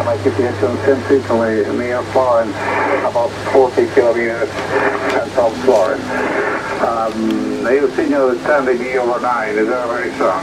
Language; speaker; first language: English; non-native, learner; Italian